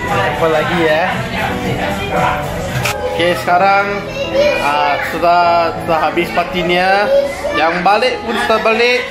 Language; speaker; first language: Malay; non-native, local second language; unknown